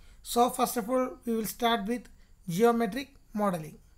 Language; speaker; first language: English; non-native, local second language; Malayalam